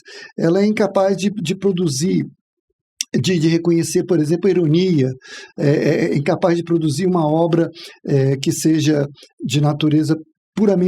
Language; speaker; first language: Portuguese; native; Portuguese